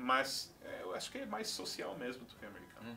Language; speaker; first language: Portuguese; non-native, fluent; English